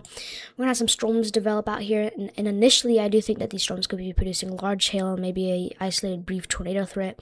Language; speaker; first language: English; native; English